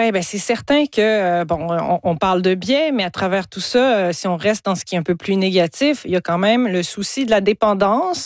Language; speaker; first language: French; native; French